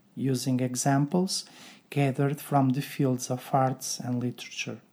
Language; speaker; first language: English; non-native, fluent; Portuguese